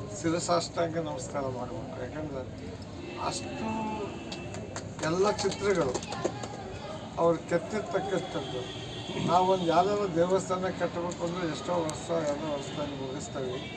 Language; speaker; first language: Kannada; non-native, local second language; Lambadi